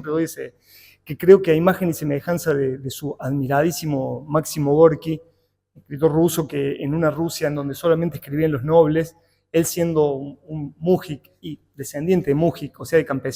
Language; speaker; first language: Spanish; native; Spanish